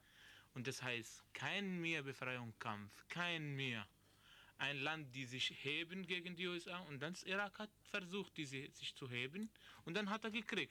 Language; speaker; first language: German; non-native, learner; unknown